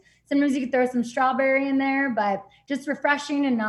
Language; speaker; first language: English; native; English